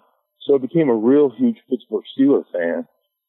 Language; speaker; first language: English; native; English